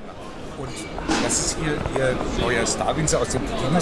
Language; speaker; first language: German; native; German